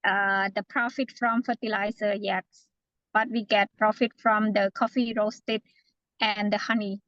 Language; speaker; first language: English; non-native, fluent; Khmer